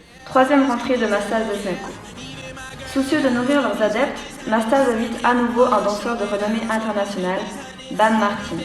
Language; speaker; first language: French; native; French